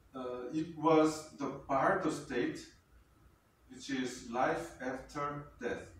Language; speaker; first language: English; non-native, fluent; Korean